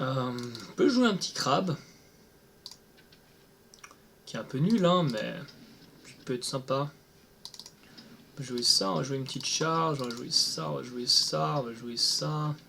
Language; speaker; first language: French; native; French